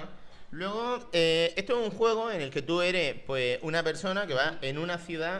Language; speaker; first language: Spanish; native; Spanish